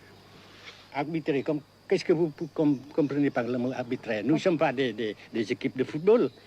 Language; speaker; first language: French; non-native, fluent; Vietnamese